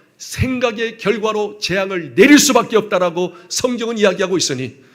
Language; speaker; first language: Korean; native; Korean